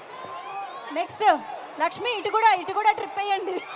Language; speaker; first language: Telugu; native; Telugu